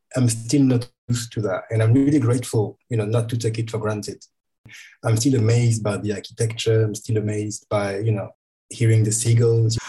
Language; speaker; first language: English; non-native, fluent; French